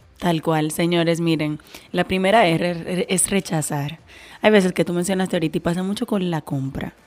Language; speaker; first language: Spanish; native; Spanish